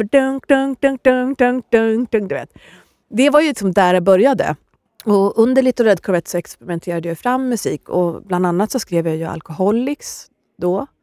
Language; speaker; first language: Swedish; native; Swedish